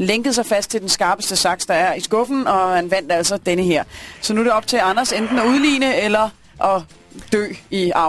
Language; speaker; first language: Danish; native; Danish